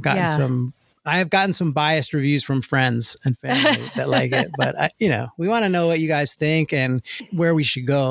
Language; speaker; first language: English; native; English